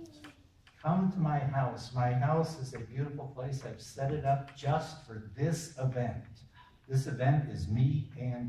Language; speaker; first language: English; native; English